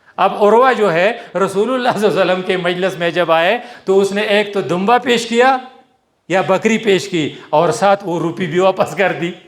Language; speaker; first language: Urdu; non-native, local second language; Pashto